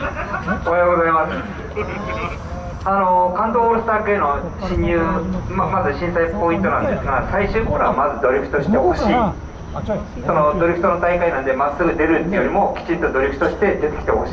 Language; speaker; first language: Japanese; native; Japanese